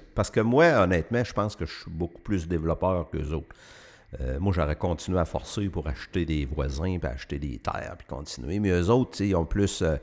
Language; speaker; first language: French; native; French